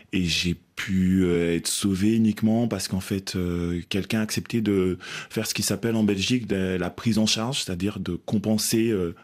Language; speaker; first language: French; native; French